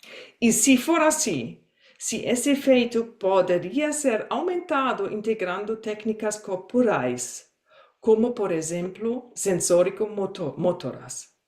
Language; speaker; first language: Portuguese; non-native, fluent; German